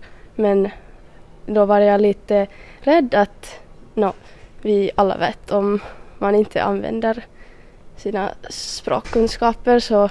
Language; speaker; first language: Swedish; non-native, local second language; Finnish